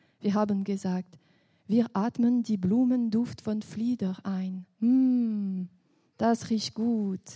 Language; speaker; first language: German; non-native, local second language; French